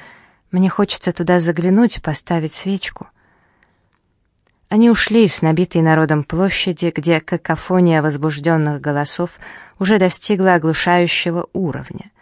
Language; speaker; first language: Russian; native; Russian